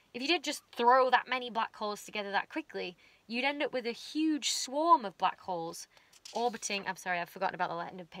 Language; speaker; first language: English; native; English